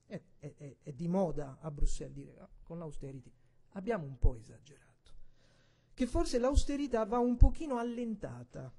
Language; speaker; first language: Italian; native; Italian